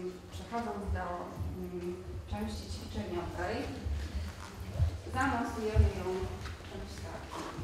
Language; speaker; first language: Polish; native; Polish